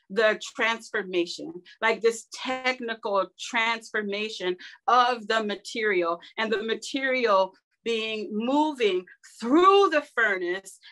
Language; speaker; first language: English; native; English